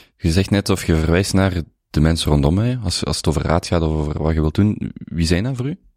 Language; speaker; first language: Dutch; native; Dutch